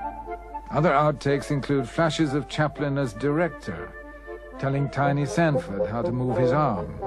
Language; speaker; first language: English; native; English